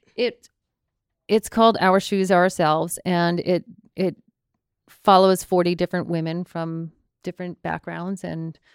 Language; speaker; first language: English; native; English